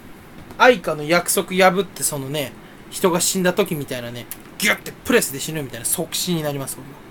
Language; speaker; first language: Japanese; native; Japanese